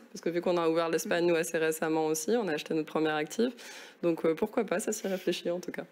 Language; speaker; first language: French; native; French